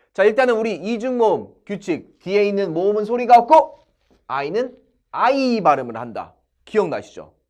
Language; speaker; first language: Korean; native; Korean